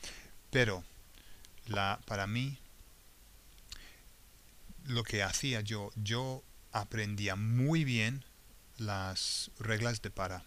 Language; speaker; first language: Spanish; non-native, fluent; English